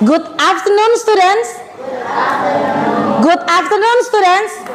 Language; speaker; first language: English; non-native, learner; Indonesian